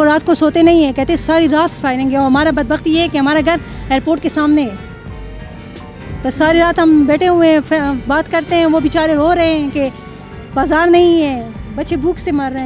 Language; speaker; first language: Hindi; non-native, fluent; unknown